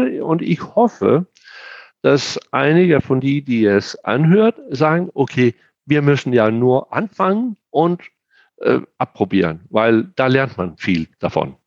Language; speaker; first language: German; non-native, fluent; Danish